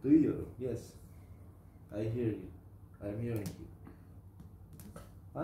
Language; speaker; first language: English; non-native, fluent; Turkish